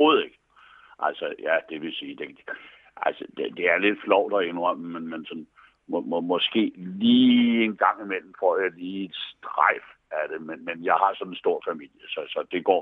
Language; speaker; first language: Danish; native; Danish